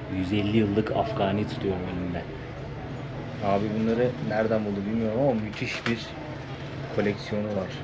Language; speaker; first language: Turkish; native; Turkish